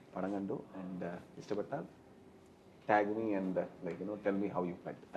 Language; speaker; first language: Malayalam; non-native, learner; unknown